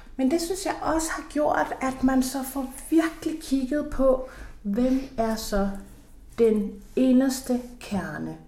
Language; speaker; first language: Danish; non-native, fluent; Spanish